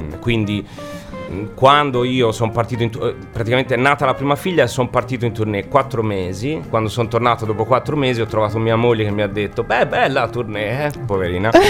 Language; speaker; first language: Italian; native; Italian